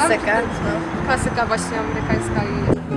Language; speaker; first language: Polish; early bilingual, heritage; English